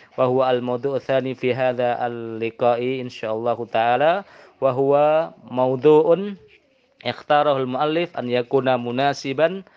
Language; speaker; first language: Arabic; non-native, fluent; Indonesian